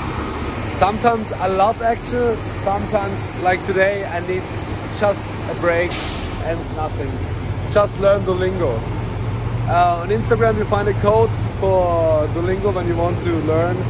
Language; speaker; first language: English; non-native, fluent; German